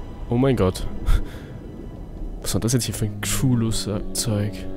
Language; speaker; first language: German; native; German